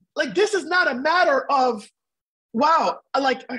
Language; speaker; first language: English; native; English